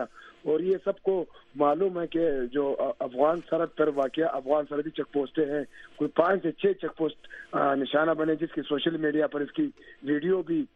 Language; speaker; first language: Urdu; native; Urdu